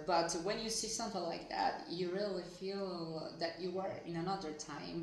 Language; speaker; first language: English; non-native, fluent; Portuguese